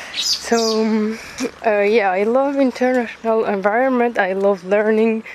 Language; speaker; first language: English; non-native, fluent; French